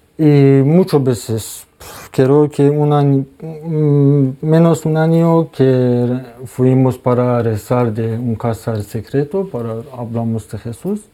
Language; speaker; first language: Spanish; non-native, learner; Persian